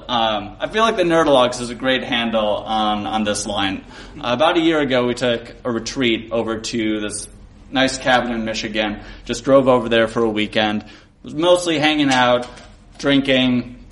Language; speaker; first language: English; native; English